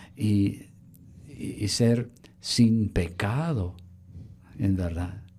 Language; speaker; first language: Spanish; non-native, fluent; English